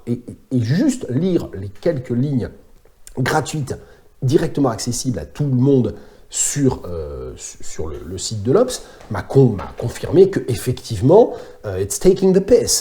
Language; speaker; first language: French; native; French